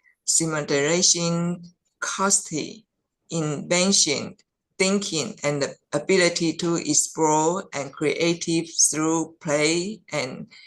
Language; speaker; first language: English; non-native, fluent; Chinese